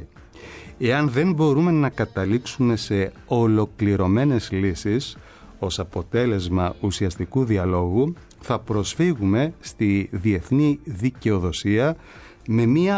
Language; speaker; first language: Greek; native; Greek